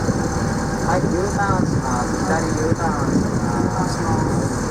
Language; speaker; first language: Japanese; native; Japanese